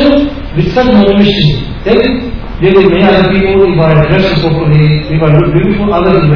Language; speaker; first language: Russian; non-native, learner; Tibetan